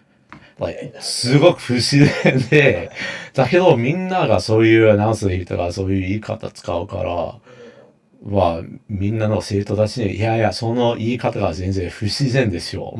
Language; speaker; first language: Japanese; non-native, fluent; English